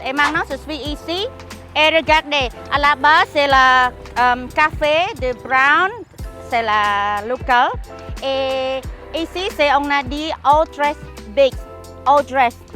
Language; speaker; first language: French; non-native, learner; Khmer